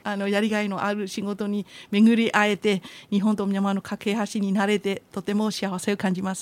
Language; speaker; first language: Japanese; non-native, fluent; Burmese